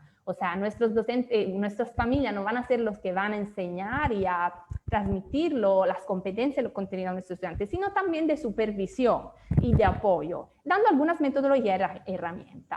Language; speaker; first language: Spanish; native; Spanish